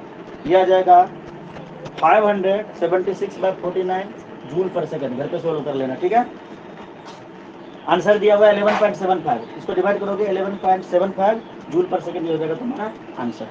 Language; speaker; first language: Hindi; native; Hindi